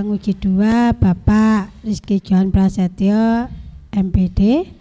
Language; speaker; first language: Indonesian; native; Indonesian